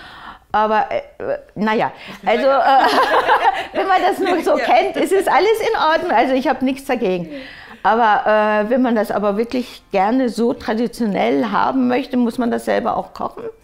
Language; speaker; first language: German; early bilingual, other home language; Japanese